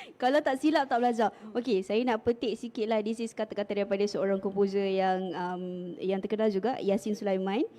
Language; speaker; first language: Malay; native; Malay